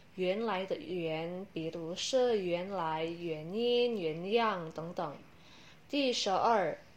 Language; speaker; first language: Chinese; non-native, learner; Indonesian